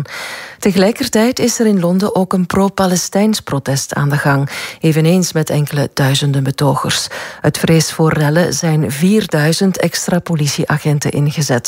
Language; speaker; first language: Dutch; native; Dutch